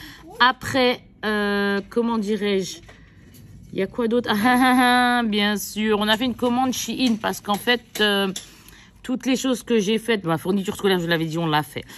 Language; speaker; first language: French; native; French